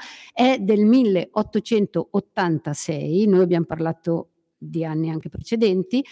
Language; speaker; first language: Italian; native; Italian